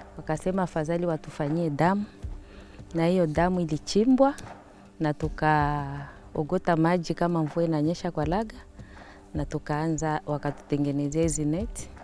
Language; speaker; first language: Swahili; non-native, local second language; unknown